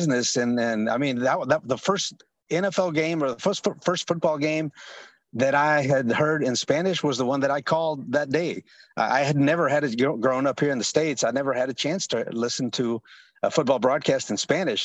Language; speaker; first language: English; early bilingual, other home language; Spanish